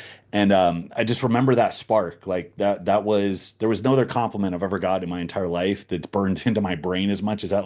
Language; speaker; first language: English; native; English